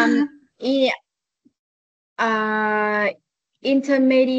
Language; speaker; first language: English; non-native, fluent; Vietnamese